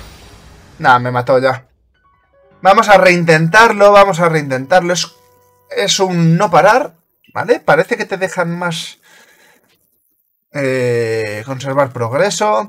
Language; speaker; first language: Spanish; native; Spanish